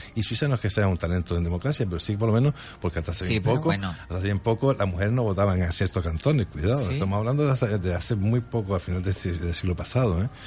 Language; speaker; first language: Spanish; early bilingual, other home language; French